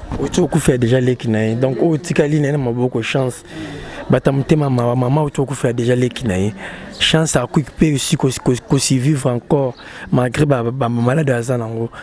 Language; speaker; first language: Lingala; native; Lingala